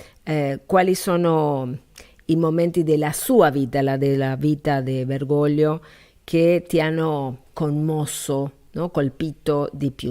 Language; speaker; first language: Italian; non-native, learner; Spanish